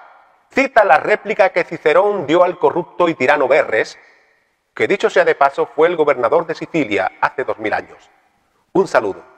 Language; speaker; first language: Spanish; native; Spanish